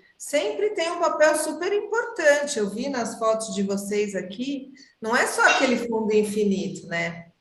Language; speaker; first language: Portuguese; native; Portuguese